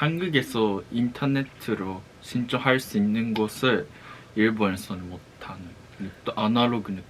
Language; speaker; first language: Korean; non-native, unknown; Japanese